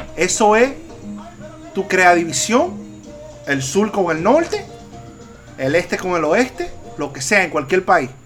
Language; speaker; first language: Spanish; early bilingual, heritage; Spanish